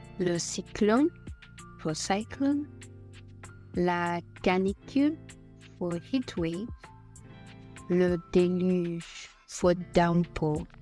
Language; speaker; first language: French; non-native, learner; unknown